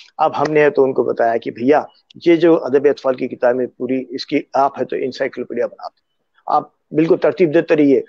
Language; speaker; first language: Urdu; native; Urdu